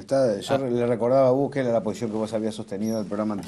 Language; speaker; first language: Spanish; native; Spanish